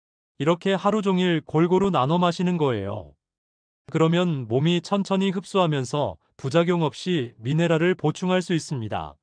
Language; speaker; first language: Korean; native; Korean